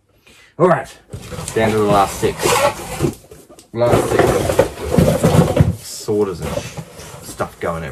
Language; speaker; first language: English; native; English